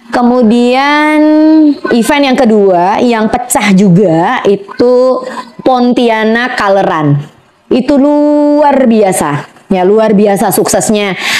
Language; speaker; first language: Indonesian; native; Indonesian